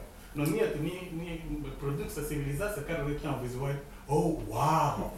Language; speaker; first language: Russian; non-native, fluent; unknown